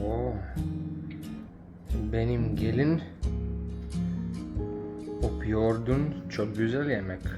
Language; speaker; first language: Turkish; non-native, learner; English